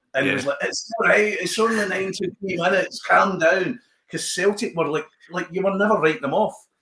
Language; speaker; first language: English; native; English